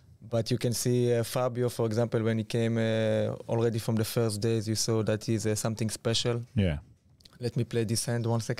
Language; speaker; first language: English; non-native, fluent; Hebrew